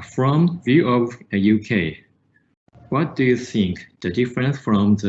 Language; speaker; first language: English; non-native, learner; Japanese